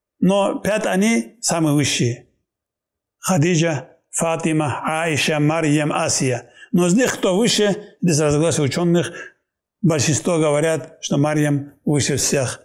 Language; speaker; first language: Russian; non-native, local second language; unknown